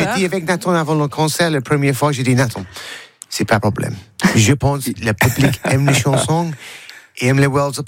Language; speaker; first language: French; non-native, learner; English